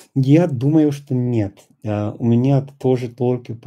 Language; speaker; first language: Russian; non-native, fluent; English